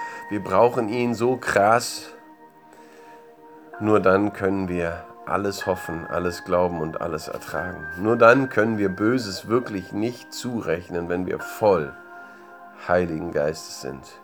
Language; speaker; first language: German; native; German